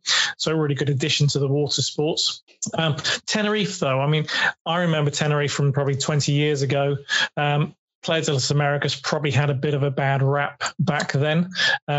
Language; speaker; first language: English; native; English